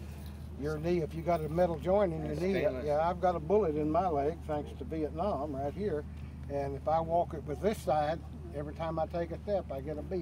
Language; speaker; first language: English; native; English